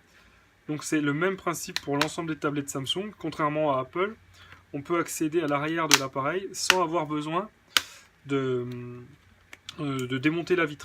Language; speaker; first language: French; native; French